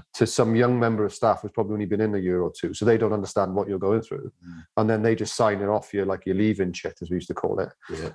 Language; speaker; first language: English; native; English